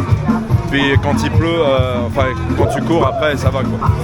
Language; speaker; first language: French; native; French